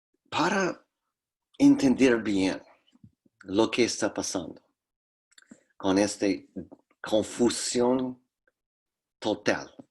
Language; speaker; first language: Spanish; non-native, fluent; English